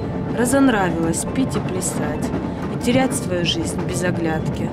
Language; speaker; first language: Russian; native; Russian